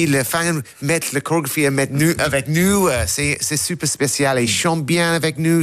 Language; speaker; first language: French; non-native, learner; English